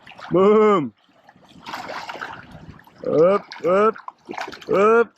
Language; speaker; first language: English; non-native, learner; French